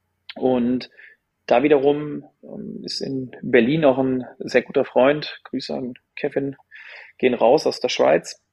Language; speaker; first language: German; native; German